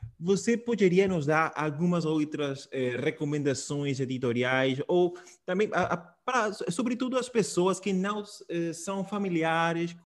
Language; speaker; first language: Portuguese; non-native, fluent; Spanish